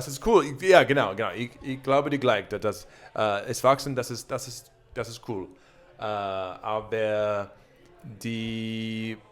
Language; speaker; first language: German; non-native, learner; English